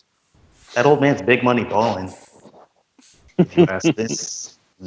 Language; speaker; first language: English; native; English